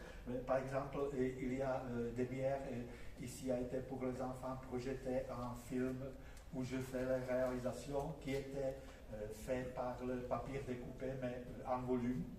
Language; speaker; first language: French; non-native, fluent; Czech